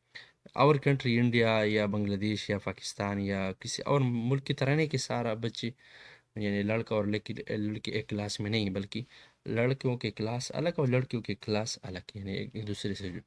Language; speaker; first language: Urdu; non-native, local second language; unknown